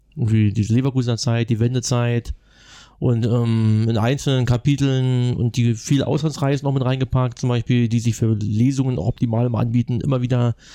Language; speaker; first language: German; native; German